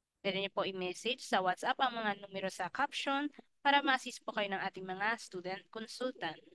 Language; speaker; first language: Filipino; native; Filipino